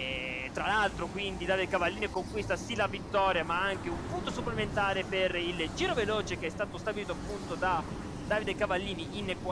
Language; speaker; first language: Italian; native; Italian